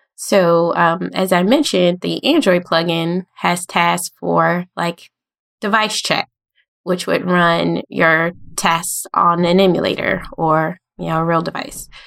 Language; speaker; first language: English; native; English